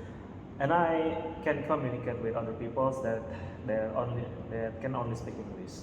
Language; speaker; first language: English; non-native, learner; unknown